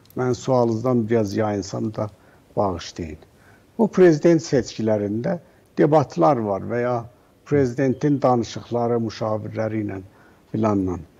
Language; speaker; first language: Azerbaijani; native; Azerbaijani